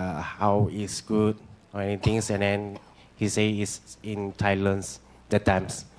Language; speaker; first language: English; non-native, learner; Chinese